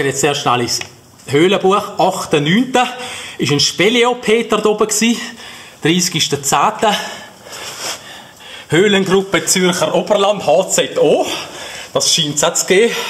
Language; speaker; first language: German; native; German